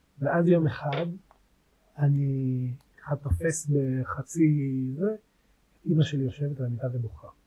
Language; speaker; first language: Hebrew; native; Hebrew